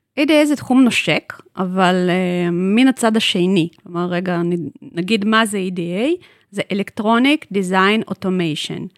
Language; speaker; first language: Hebrew; non-native, fluent; Russian